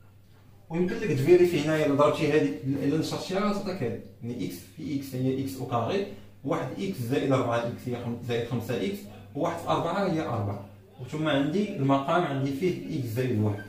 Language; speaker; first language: Arabic; native; Arabic